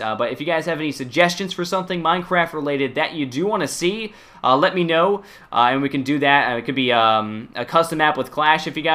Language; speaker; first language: English; native; English